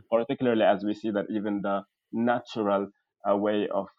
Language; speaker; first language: English; non-native, fluent; Arabic